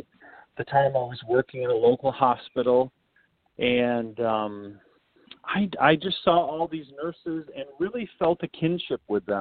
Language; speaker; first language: English; native; English